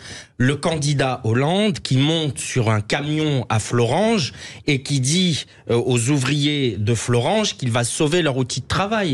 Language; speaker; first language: French; native; French